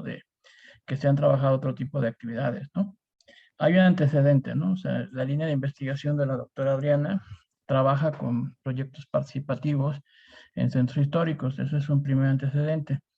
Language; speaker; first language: Spanish; native; Spanish